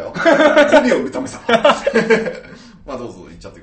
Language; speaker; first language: Japanese; native; Japanese